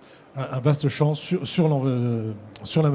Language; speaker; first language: French; native; French